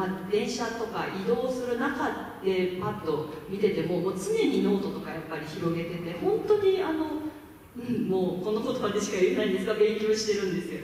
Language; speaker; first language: Japanese; native; Japanese